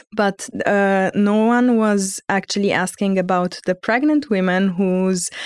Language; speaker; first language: English; early bilingual, heritage; Armenian